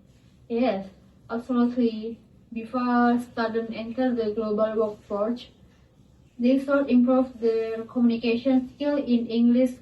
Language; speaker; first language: English; non-native, learner; Indonesian